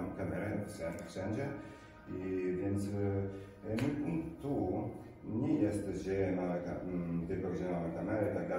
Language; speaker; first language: Polish; non-native, learner; Italian